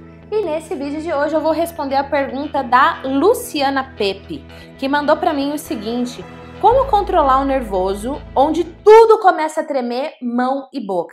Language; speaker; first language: Portuguese; native; Portuguese